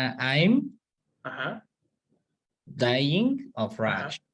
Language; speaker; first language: English; non-native, learner; Spanish